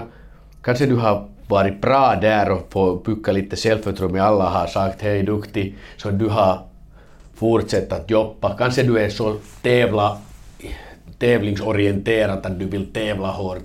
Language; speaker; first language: Swedish; non-native, learner; Finnish